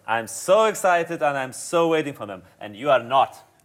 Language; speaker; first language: English; non-native, fluent; Lithuanian